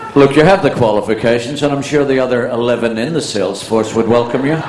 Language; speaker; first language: English; native; English